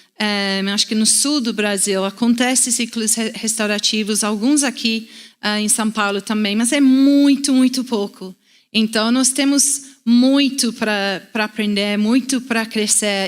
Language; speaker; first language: Portuguese; non-native, fluent; English